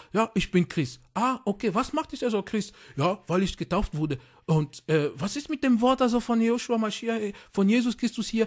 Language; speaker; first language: German; non-native, fluent; French